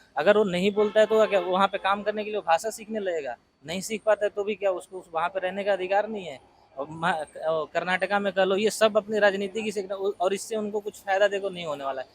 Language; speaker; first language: Hindi; native; Hindi